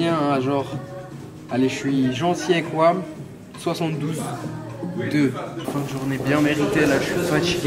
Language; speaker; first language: French; native; French